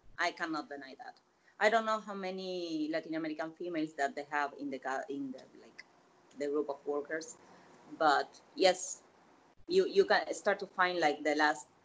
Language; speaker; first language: English; non-native, fluent; Spanish